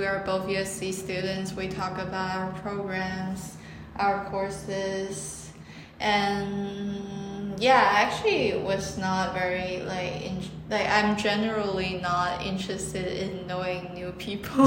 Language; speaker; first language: English; non-native, fluent; Chinese